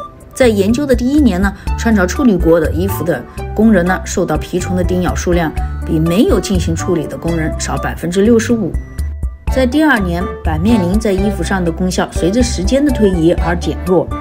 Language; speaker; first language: Chinese; native; Chinese